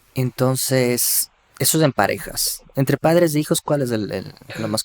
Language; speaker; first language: Spanish; native; Spanish